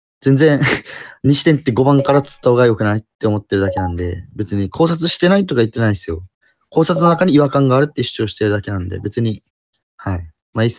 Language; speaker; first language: Japanese; native; Japanese